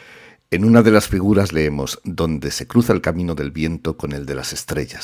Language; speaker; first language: Spanish; native; Spanish